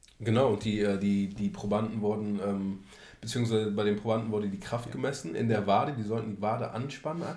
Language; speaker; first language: German; native; German